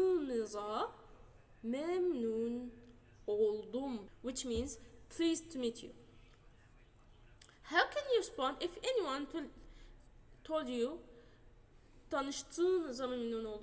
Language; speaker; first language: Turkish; non-native, fluent; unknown